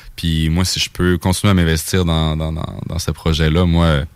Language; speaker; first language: French; native; French